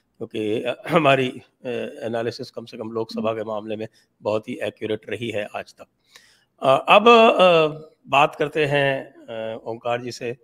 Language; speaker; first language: Hindi; native; Hindi